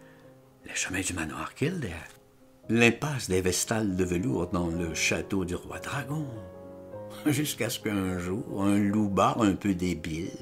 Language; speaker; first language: French; native; French